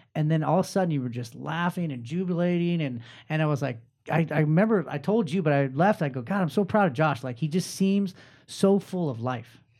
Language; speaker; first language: English; native; English